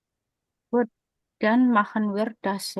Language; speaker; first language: German; non-native, learner; Indonesian